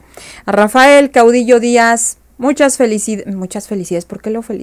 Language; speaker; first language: Spanish; native; Spanish